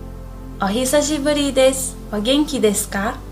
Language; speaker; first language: Japanese; non-native, fluent; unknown